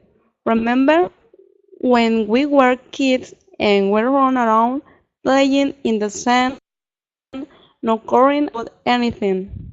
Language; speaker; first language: English; non-native, learner; Spanish